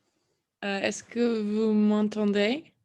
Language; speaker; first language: French; non-native, learner; English